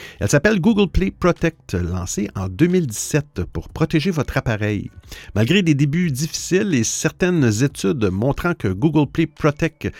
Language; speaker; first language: French; native; French